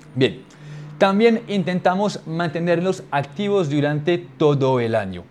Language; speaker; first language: Spanish; non-native, fluent; French